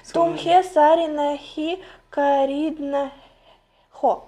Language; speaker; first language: Hindi; non-native, learner; Russian